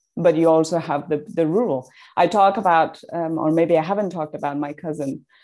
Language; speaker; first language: English; non-native, fluent; Persian